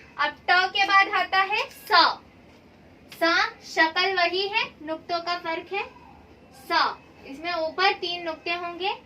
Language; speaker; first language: Hindi; native; Hindi